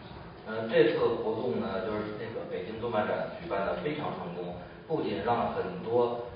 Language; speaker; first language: Chinese; native; Chinese